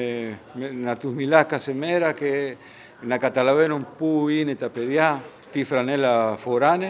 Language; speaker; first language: Greek; non-native, fluent; Spanish